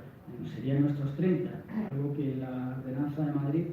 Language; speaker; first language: Spanish; native; Spanish